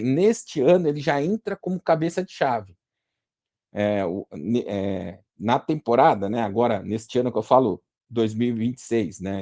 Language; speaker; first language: Portuguese; native; Portuguese